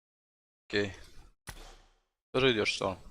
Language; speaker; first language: Russian; non-native, local second language; Tajik